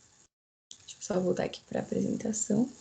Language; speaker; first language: Portuguese; native; Portuguese